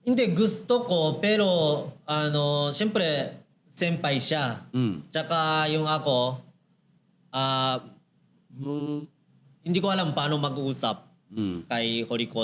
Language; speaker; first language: Filipino; non-native, learner; Japanese